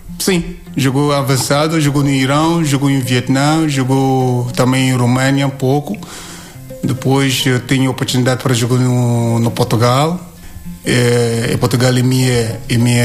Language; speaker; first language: Portuguese; non-native, learner; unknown